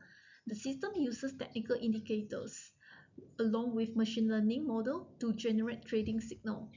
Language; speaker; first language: English; non-native, local second language; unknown